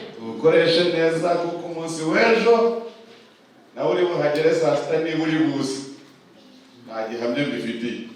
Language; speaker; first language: Kinyarwanda; early bilingual, heritage; Kinyarwanda